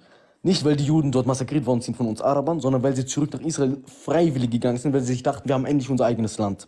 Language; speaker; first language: German; early bilingual, other home language; Arabic